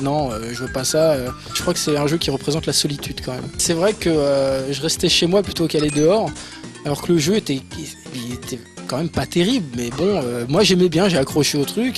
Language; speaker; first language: French; native; French